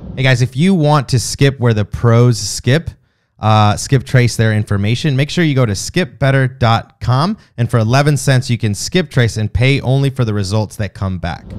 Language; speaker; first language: English; native; English